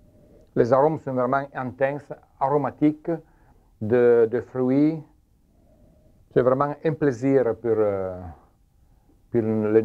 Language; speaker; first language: French; non-native, learner; Italian